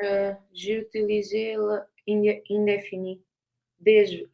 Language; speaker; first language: French; non-native, learner; Portuguese